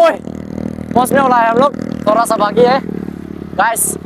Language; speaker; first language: Hindi; non-native, local second language; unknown